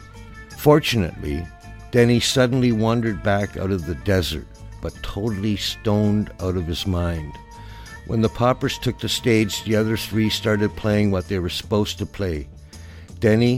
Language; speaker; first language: English; native; English